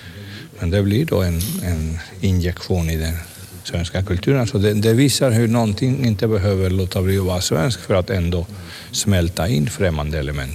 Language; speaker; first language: Swedish; non-native, fluent; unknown